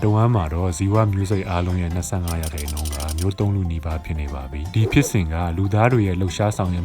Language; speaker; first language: Burmese; native; Burmese